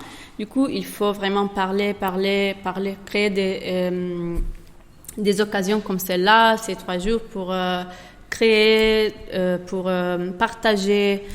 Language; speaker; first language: French; non-native, fluent; Italian